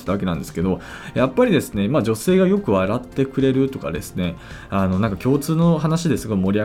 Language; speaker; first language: Japanese; native; Japanese